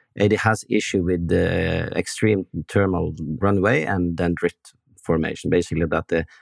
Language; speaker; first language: English; non-native, fluent; Norwegian